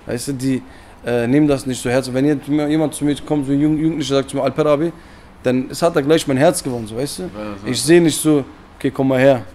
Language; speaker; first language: German; early bilingual, other home language; Turkish